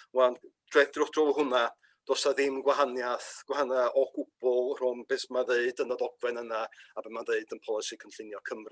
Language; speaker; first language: Welsh; native; Welsh